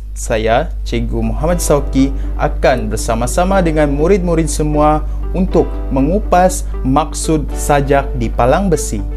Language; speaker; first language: Malay; native; Malay